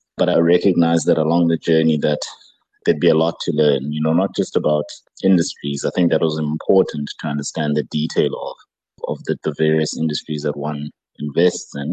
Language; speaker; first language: English; non-native, local second language; Xhosa